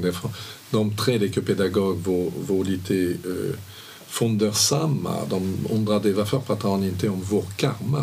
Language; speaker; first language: Swedish; non-native, fluent; French